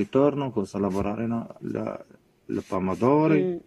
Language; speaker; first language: Italian; non-native, learner; Arabic